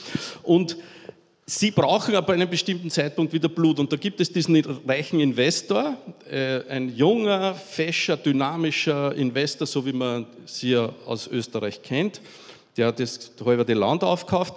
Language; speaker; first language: German; native; German